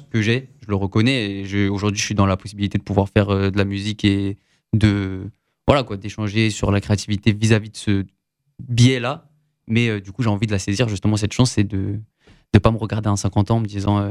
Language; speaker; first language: French; native; French